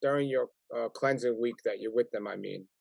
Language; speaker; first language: English; native; English